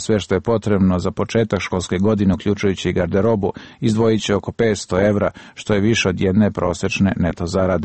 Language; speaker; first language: Serbian; native; Serbian